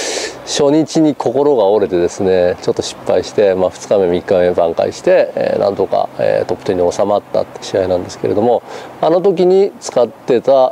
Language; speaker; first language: Japanese; native; Japanese